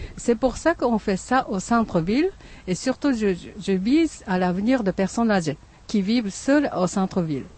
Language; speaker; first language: French; non-native, fluent; Japanese